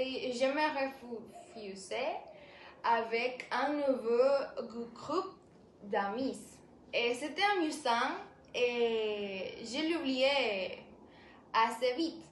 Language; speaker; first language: French; non-native, learner; Spanish